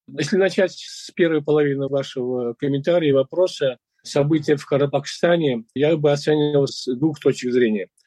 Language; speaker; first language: Russian; non-native, local second language; Uzbek